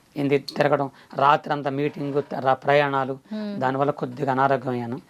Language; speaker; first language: Telugu; non-native, local second language; Koya